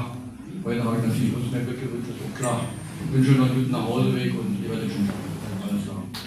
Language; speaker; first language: German; native; German